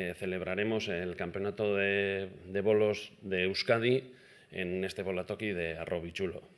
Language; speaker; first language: Spanish; non-native, local second language; Basque